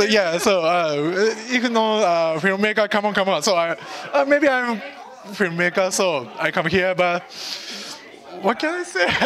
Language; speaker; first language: English; non-native, learner; Japanese